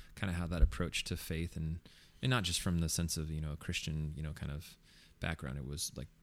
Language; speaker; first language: English; early bilingual, other home language; Spanish